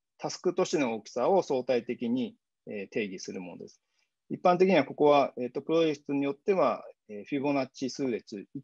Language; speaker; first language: Japanese; native; Japanese